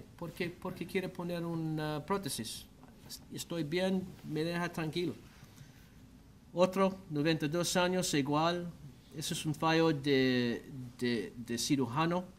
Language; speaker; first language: Spanish; non-native, learner; English